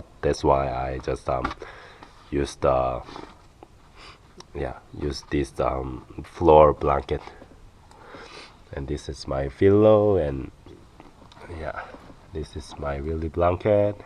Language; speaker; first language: English; non-native, learner; Korean